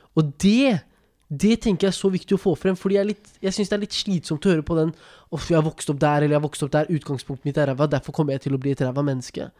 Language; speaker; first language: Norwegian; early bilingual, other home language; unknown